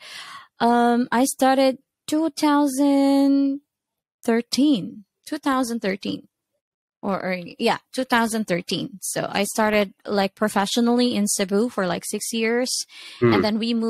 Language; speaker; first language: English; non-native, local second language; Cebuano